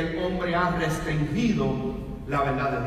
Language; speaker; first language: Spanish; native; Spanish